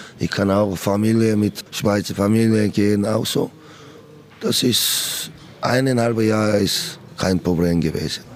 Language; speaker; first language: German; non-native, learner; Korean